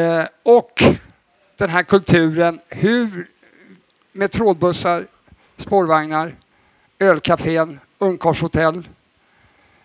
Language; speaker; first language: Swedish; native; Swedish